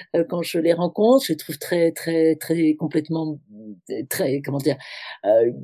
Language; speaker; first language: French; native; French